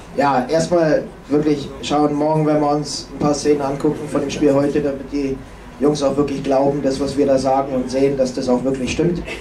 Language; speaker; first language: German; native; German